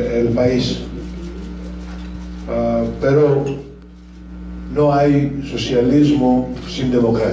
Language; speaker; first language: Spanish; non-native, fluent; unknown